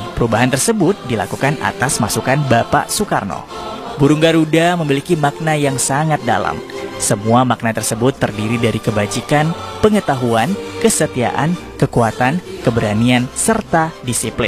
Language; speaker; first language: Indonesian; native; Indonesian